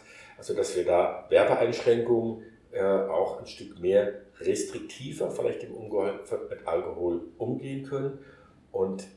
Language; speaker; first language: German; native; German